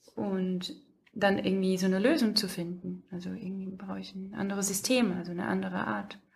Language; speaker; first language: German; non-native, fluent; Portuguese